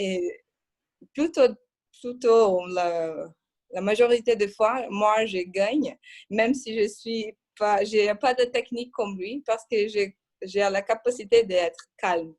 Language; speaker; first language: French; non-native, fluent; Portuguese